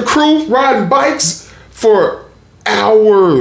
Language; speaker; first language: English; native; English